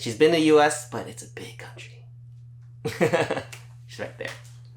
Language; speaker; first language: English; native; English